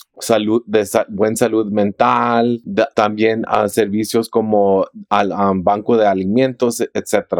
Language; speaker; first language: Spanish; early bilingual, heritage; Spanish